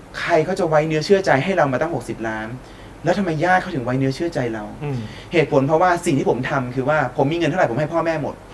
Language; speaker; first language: Thai; native; Thai